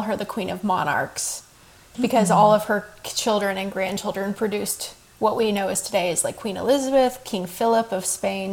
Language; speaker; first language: English; native; English